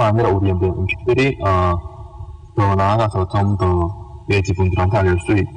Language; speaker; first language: Korean; early bilingual, heritage; Korean